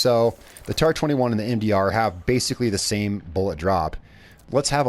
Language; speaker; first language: English; native; English